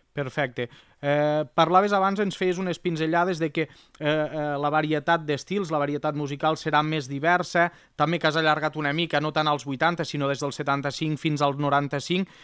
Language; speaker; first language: Catalan; native; Catalan